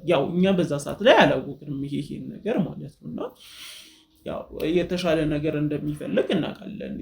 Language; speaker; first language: Amharic; native; Amharic